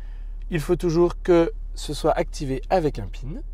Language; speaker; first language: French; native; French